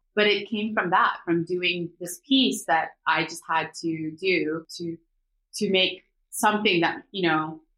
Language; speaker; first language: English; early bilingual, other home language; Korean